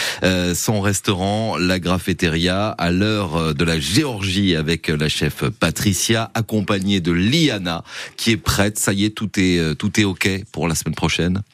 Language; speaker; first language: French; native; French